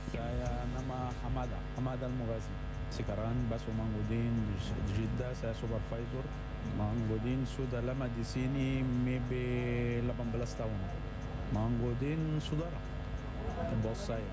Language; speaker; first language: Indonesian; non-native, learner; Arabic